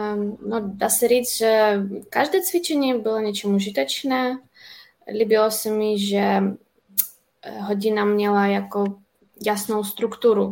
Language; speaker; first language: Czech; non-native, fluent; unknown